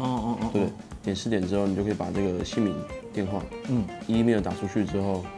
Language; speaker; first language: Chinese; native; Chinese